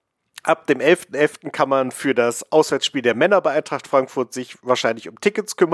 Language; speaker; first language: German; native; German